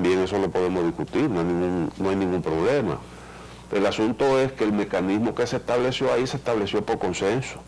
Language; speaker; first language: Spanish; native; Spanish